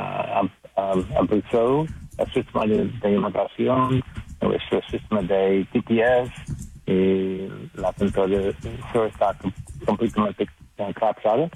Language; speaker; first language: Spanish; non-native, learner; English